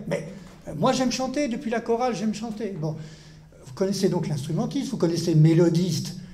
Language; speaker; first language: French; native; French